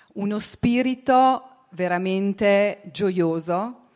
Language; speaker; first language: Italian; native; Italian